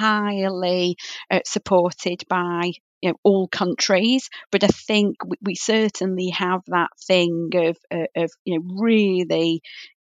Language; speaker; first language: English; native; English